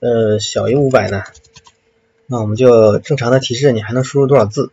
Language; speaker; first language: Chinese; native; Chinese